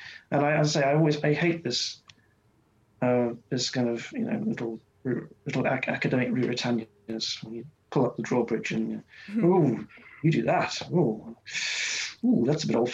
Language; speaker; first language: English; native; English